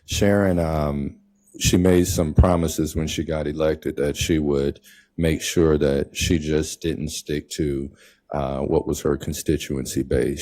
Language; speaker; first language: English; native; English